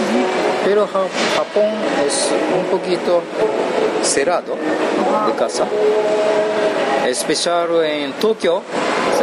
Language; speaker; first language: Spanish; non-native, learner; Japanese